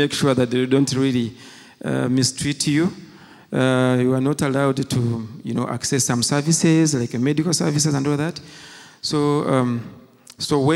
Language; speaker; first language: English; non-native, local second language; Kinyarwanda